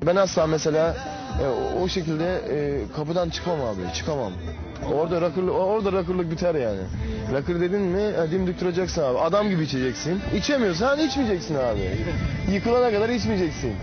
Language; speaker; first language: Turkish; native; Turkish